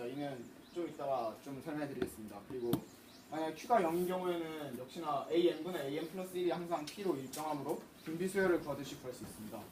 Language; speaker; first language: Korean; native; Korean